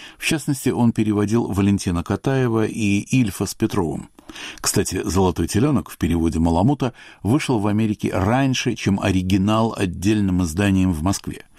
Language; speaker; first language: Russian; native; Russian